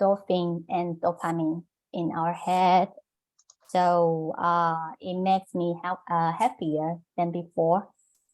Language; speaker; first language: English; non-native, learner; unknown